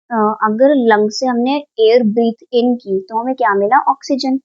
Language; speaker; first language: Hindi; native; Hindi